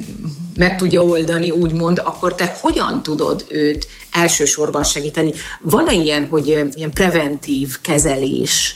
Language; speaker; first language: Hungarian; native; Hungarian